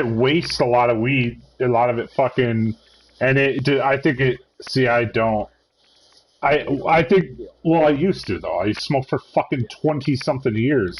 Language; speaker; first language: English; native; English